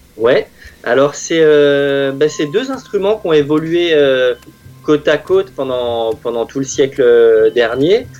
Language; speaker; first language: French; native; French